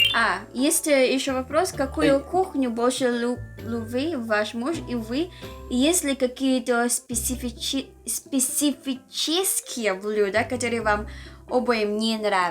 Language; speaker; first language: Russian; non-native, learner; Filipino